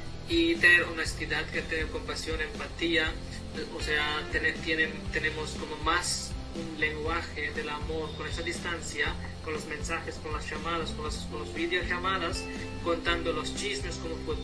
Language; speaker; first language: Spanish; non-native, fluent; Hindi